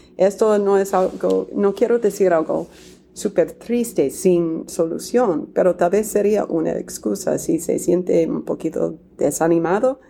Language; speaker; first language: Spanish; non-native, fluent; English